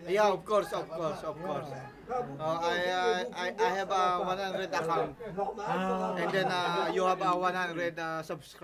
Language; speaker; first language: English; non-native, local second language; Filipino